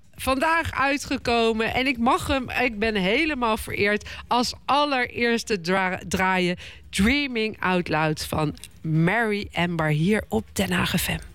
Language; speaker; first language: Dutch; native; Dutch